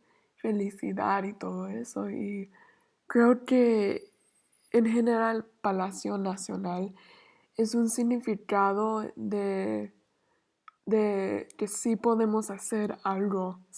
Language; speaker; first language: Spanish; non-native, learner; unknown